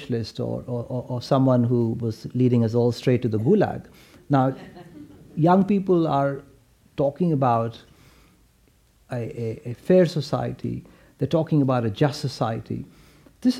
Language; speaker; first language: English; non-native, local second language; Hindi